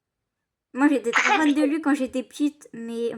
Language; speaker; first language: French; native; French